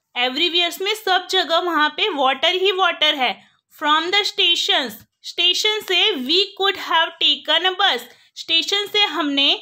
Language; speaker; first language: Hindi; non-native, local second language; Gujarati